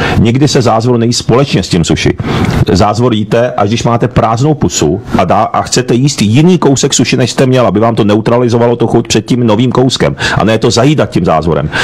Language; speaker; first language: Czech; early bilingual, other home language; Japanese